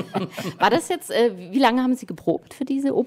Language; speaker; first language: German; native; German